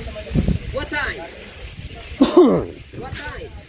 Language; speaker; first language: English; non-native, learner; Filipino